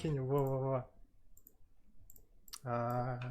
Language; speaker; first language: Korean; non-native, learner; Russian